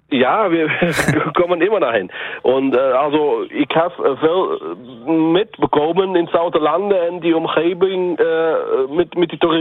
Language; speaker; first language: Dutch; non-native, learner; German